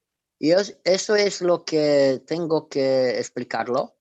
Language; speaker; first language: Spanish; non-native, fluent; Romanian